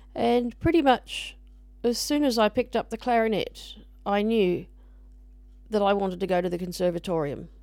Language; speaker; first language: English; native; English